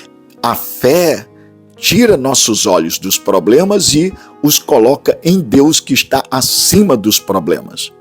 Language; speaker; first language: Portuguese; native; Portuguese